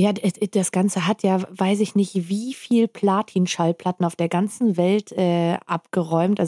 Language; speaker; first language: German; native; German